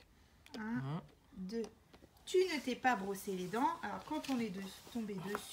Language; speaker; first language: French; native; French